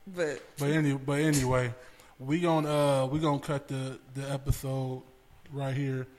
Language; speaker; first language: English; native; English